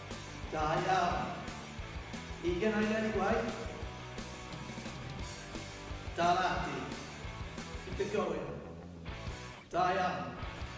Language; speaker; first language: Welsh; non-native, local second language; English